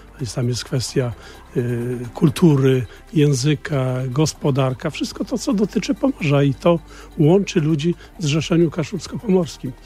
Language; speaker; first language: Polish; native; Polish